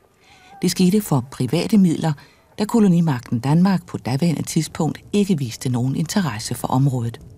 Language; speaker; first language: Danish; native; Danish